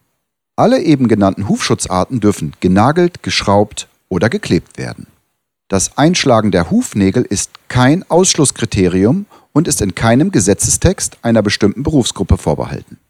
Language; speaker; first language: German; native; German